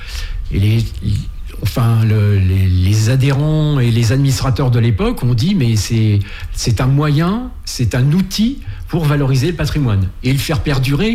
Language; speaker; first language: French; native; French